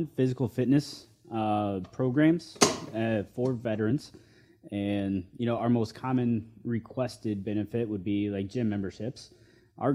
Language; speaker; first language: English; native; English